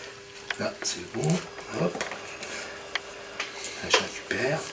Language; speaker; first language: French; native; French